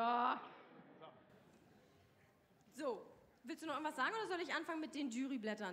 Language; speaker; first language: German; native; German